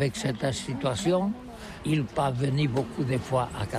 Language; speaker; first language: French; non-native, learner; Catalan